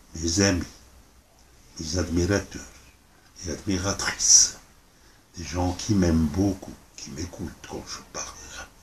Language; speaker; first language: French; non-native, local second language; Arabic